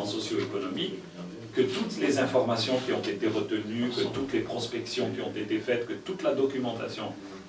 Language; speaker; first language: French; native; French